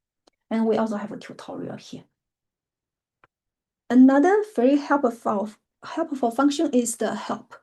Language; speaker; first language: English; non-native, fluent; Chinese